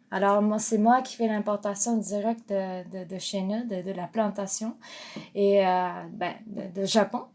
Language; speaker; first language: French; non-native, fluent; Japanese